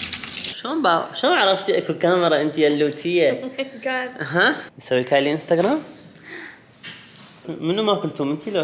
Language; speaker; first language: Arabic; native; Arabic